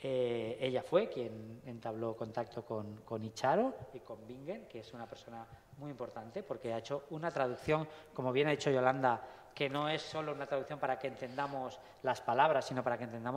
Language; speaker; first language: Spanish; native; Spanish